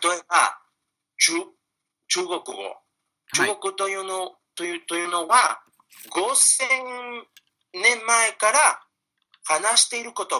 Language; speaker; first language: Japanese; non-native, fluent; Spanish